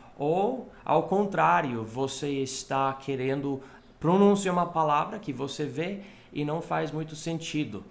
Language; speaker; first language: Portuguese; non-native, fluent; English